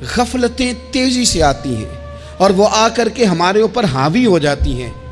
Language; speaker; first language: Urdu; non-native, local second language; Punjabi